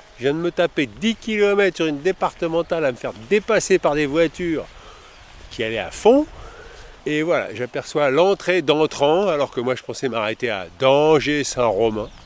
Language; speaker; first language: French; native; French